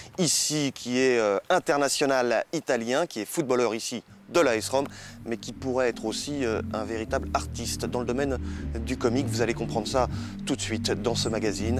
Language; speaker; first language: French; native; French